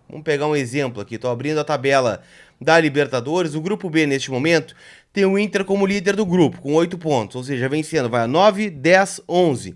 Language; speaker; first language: Portuguese; native; Portuguese